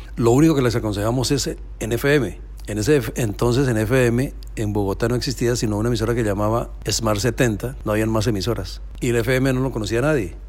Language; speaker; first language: Spanish; native; Spanish